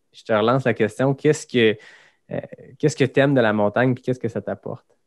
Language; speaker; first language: French; native; French